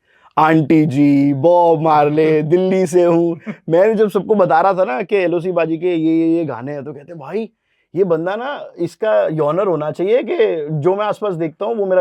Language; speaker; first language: Hindi; native; Hindi